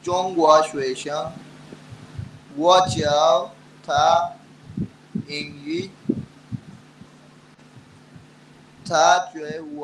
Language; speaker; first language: Chinese; non-native, learner; Urdu